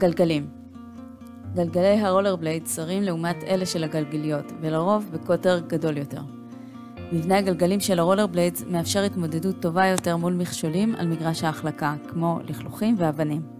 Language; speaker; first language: Hebrew; native; Hebrew